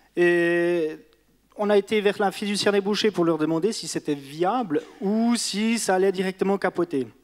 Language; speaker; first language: French; native; French